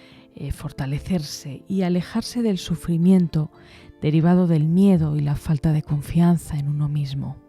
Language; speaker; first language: Spanish; native; Spanish